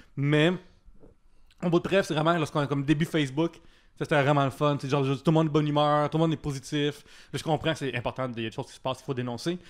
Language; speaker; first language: French; native; French